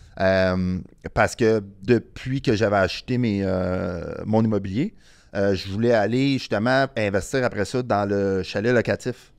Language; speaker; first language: French; native; French